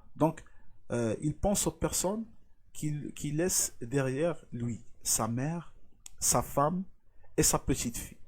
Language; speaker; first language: French; non-native, local second language; Arabic